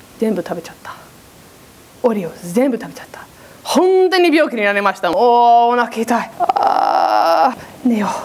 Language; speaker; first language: Japanese; non-native, fluent; English